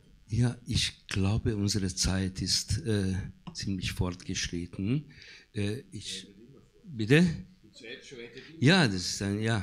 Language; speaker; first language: German; non-native, fluent; Hungarian